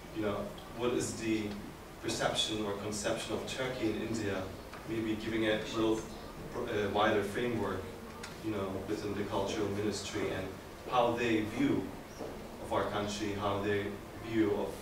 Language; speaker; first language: English; non-native, fluent; Turkish